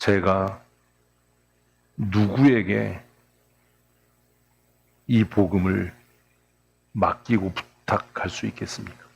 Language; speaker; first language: Korean; native; Korean